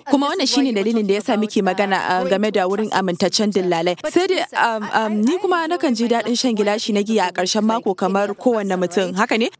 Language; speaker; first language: Hausa; native; Hausa